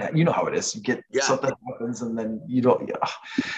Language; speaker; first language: English; non-native, fluent; French